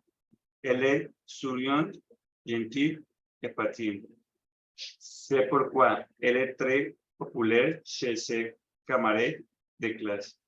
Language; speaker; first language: French; non-native, learner; Spanish